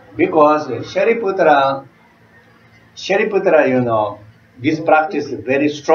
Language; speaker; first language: English; non-native, learner; Tibetan